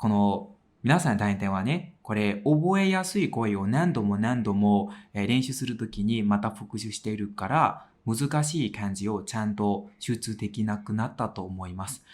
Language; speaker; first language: Japanese; non-native, fluent; Burmese